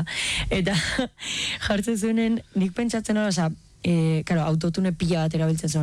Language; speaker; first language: Basque; native; Basque